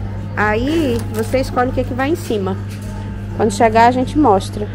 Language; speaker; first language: Portuguese; native; Portuguese